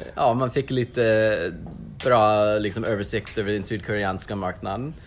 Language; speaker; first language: Swedish; non-native, fluent; English